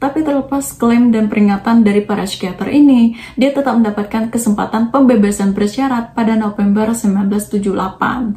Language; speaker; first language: Indonesian; native; Indonesian